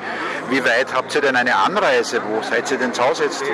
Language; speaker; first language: German; native; German